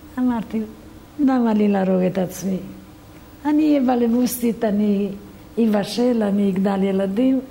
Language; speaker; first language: Hebrew; non-native, fluent; Romanian